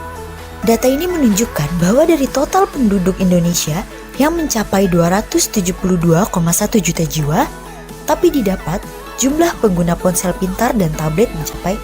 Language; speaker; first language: Indonesian; native; Indonesian